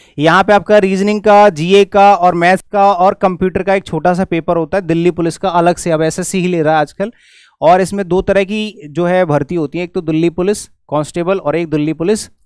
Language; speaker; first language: Hindi; native; Hindi